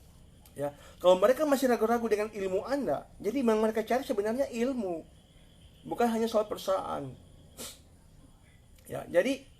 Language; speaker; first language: Indonesian; native; Indonesian